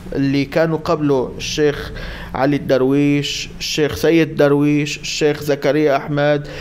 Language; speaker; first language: Arabic; native; Arabic